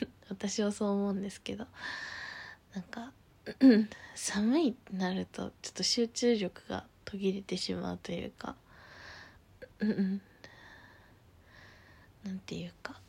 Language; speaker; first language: Japanese; native; Japanese